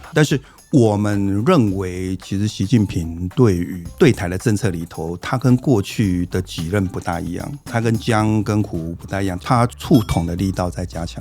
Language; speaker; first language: Chinese; native; Chinese